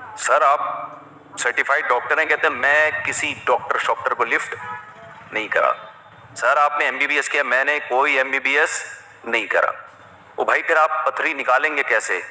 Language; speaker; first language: Urdu; non-native, local second language; Pashto